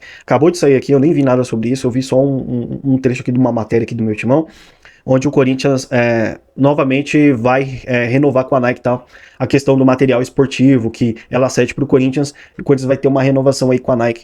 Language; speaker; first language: Portuguese; native; Portuguese